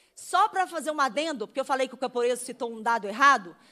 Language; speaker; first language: Portuguese; native; Portuguese